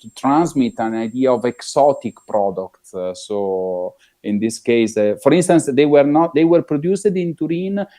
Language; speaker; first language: English; non-native, fluent; Italian